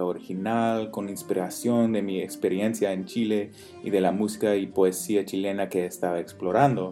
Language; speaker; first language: Spanish; non-native, fluent; English